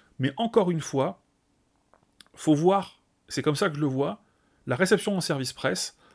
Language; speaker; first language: French; native; French